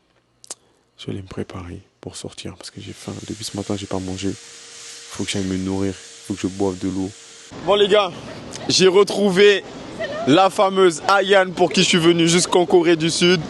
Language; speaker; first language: French; native; French